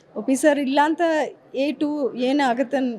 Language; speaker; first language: Kannada; early bilingual, heritage; English